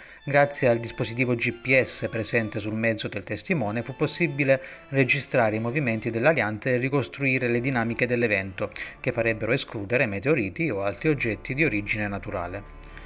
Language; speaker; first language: Italian; native; Italian